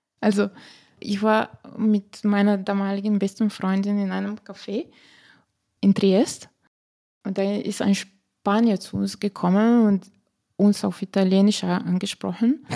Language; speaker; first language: German; non-native, fluent; Slovenian